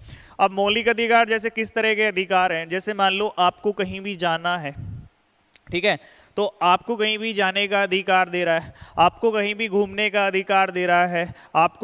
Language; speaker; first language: Hindi; native; Hindi